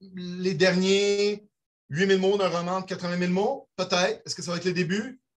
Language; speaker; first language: French; native; French